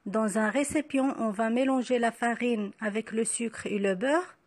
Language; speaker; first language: French; non-native, local second language; Arabic